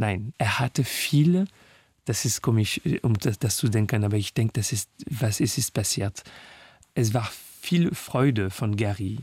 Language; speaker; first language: German; non-native, fluent; French